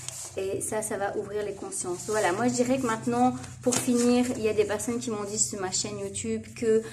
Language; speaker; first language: French; native; French